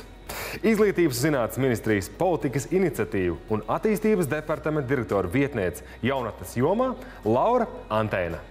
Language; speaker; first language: Latvian; native; Latvian